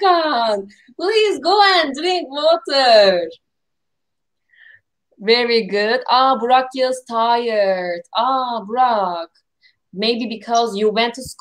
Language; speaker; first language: English; non-native, fluent; Turkish